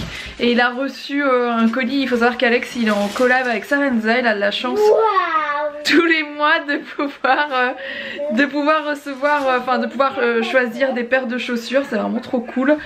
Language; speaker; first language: French; native; French